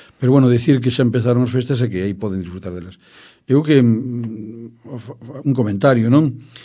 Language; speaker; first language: Galician; native; Galician